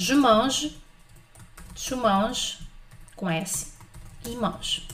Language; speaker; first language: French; non-native, fluent; Portuguese